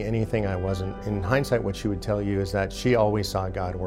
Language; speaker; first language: English; native; English